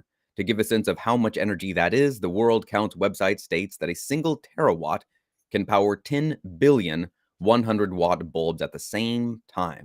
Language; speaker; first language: English; native; English